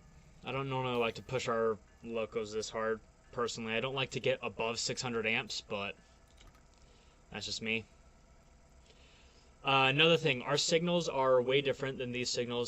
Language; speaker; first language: English; native; English